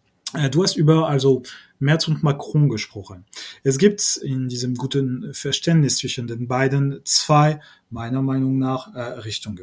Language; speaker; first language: German; non-native, fluent; French